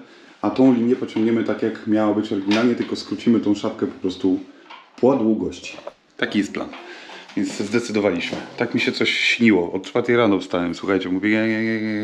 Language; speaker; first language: Polish; native; Polish